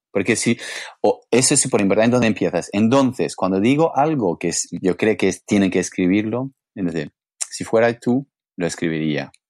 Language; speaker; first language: Spanish; non-native, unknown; English